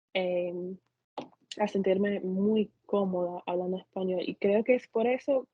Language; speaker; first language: Spanish; non-native, fluent; English